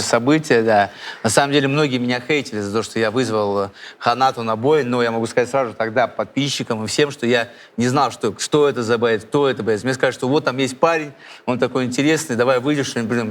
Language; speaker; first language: Russian; native; Russian